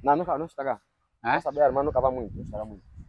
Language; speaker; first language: Portuguese; non-native, local second language; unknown